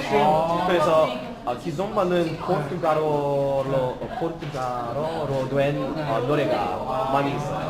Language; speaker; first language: Korean; non-native, learner; English